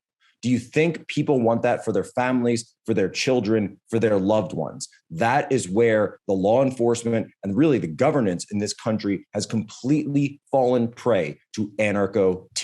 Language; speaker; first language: English; native; English